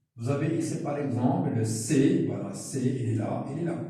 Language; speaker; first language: French; non-native, local second language; Arabic